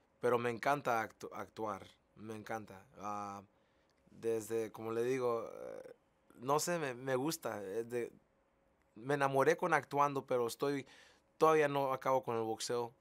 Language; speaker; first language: Spanish; early bilingual, heritage; English